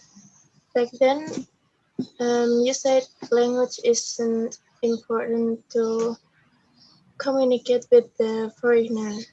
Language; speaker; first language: English; non-native, learner; Indonesian